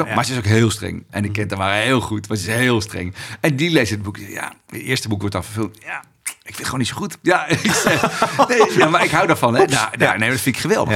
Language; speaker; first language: Dutch; native; Dutch